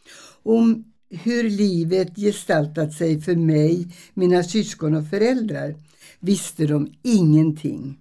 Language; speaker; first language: Swedish; early bilingual, other home language; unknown